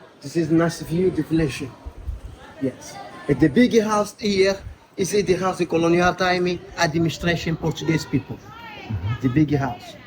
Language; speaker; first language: English; non-native, learner; Portuguese